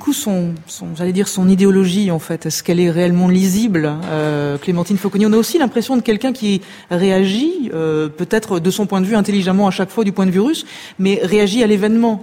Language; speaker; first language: French; native; French